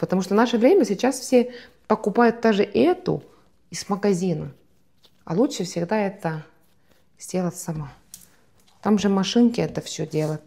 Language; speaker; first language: Russian; non-native, fluent; Estonian